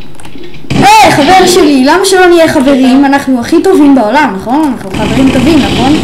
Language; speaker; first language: Hebrew; native; Hebrew